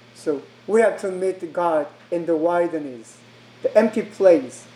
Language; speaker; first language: English; non-native, learner; Korean